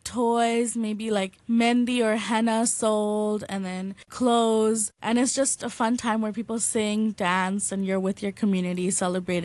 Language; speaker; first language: English; non-native, local second language; Bangla